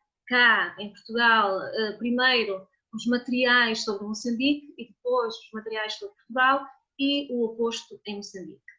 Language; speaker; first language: Portuguese; native; Portuguese